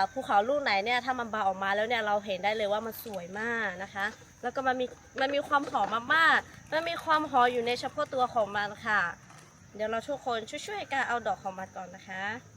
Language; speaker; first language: Thai; non-native, local second language; Lahu